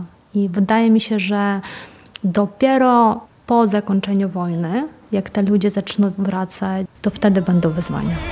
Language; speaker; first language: Polish; non-native, fluent; Ukrainian